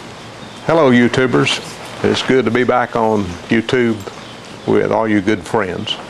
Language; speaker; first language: English; native; English